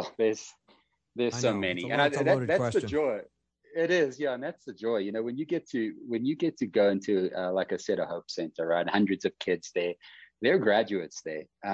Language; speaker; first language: English; native; English